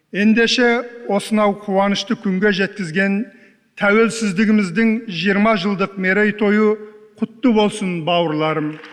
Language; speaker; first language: Kazakh; early bilingual, heritage; Kazakh